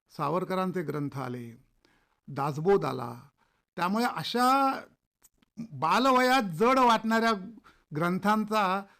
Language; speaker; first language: Marathi; native; Marathi